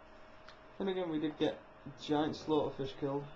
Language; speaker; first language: English; native; English